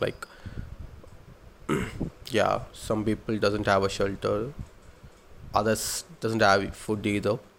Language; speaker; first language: English; non-native, local second language; Tamil